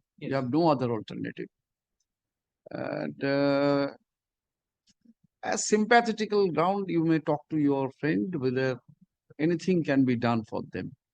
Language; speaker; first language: English; non-native, local second language; Bangla